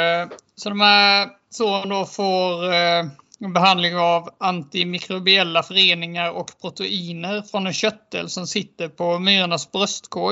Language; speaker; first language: Swedish; native; Swedish